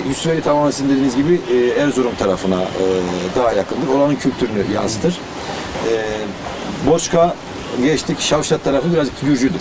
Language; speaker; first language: Turkish; native; Turkish